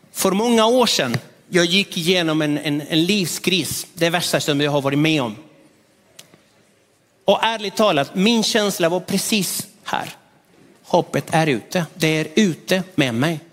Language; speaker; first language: Swedish; non-native, fluent; Spanish